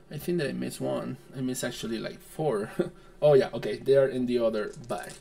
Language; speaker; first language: English; non-native, learner; Spanish